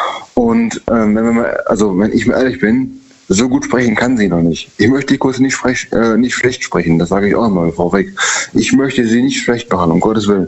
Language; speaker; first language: German; native; German